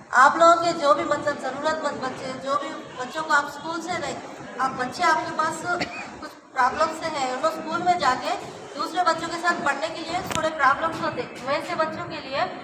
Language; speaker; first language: Hindi; non-native, local second language; Urdu